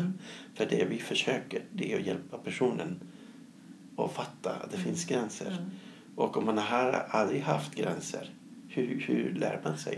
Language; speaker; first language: Swedish; non-native, fluent; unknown